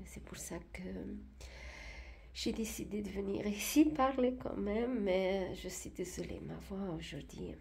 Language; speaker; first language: French; non-native, fluent; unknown